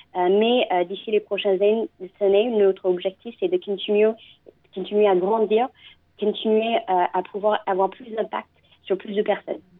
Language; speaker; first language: French; non-native, fluent; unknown